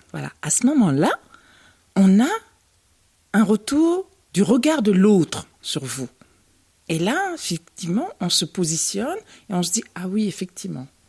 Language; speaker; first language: French; early bilingual, other home language; Bambara